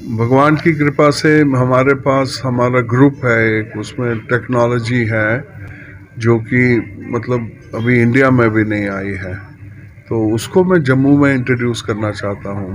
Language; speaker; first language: Hindi; non-native, local second language; Kashmiri